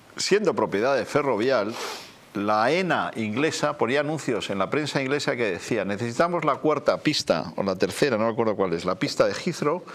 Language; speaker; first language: Spanish; native; Spanish